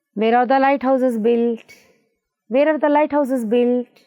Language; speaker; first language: English; non-native, local second language; Kannada